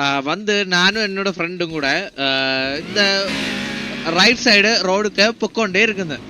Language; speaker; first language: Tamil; non-native, learner; Malayalam